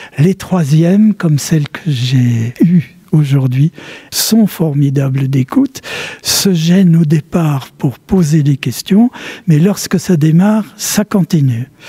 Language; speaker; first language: French; early bilingual, other home language; Polish